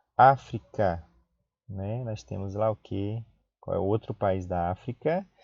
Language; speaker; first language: Portuguese; native; Portuguese